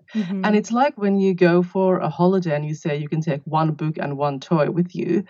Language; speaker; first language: English; non-native, fluent; Finnish